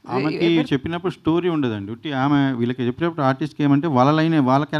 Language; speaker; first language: Telugu; native; Telugu